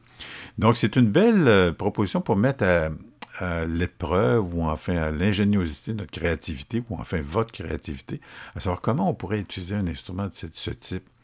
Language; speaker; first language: French; native; French